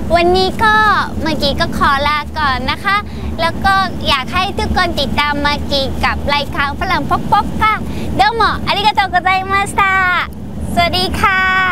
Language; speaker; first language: Thai; non-native, fluent; Japanese